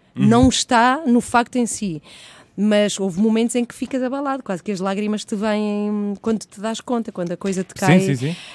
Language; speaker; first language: Portuguese; early bilingual, other home language; Spanish